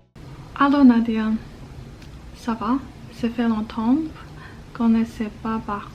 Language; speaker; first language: French; non-native, learner; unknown